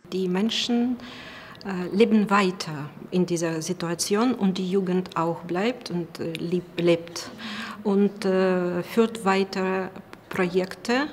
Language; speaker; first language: German; non-native, learner; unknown